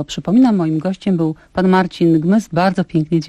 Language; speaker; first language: Polish; native; Polish